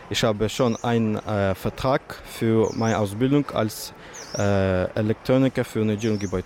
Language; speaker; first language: German; non-native, learner; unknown